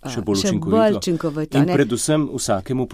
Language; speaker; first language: Slovenian; native; Slovenian